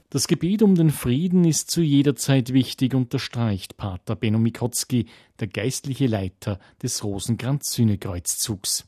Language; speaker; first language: German; native; German